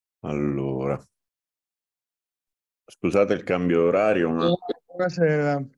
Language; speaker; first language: Italian; native; Italian